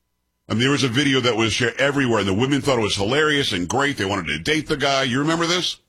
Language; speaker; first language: English; native; English